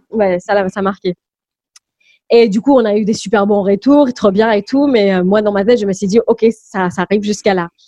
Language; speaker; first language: French; early bilingual, other home language; English